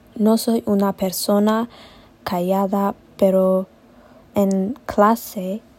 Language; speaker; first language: Spanish; non-native, learner; Amharic